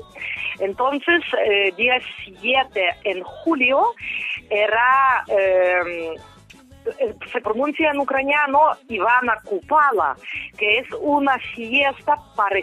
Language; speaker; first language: Spanish; non-native, fluent; Ukrainian